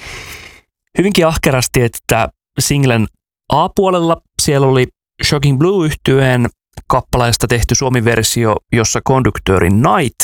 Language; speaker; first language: Finnish; native; Finnish